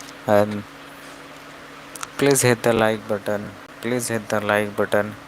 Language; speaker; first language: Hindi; non-native, local second language; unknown